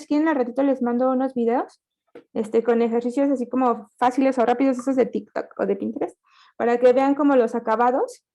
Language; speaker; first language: Spanish; native; Spanish